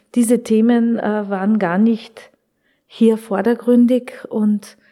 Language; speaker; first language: German; native; German